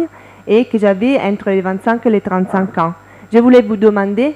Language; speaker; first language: French; non-native, fluent; Italian